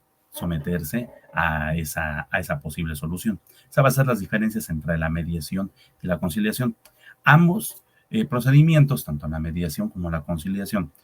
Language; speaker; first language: Spanish; native; Spanish